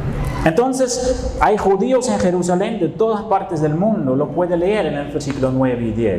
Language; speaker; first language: Spanish; non-native, fluent; Dutch